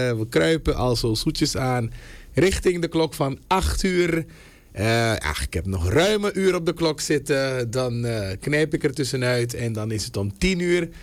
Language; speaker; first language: Dutch; native; Dutch